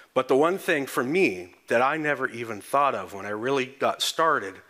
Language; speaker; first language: English; native; English